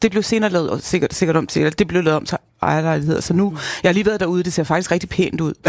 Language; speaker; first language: Danish; native; Danish